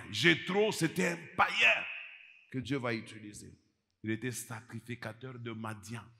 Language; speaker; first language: French; native; French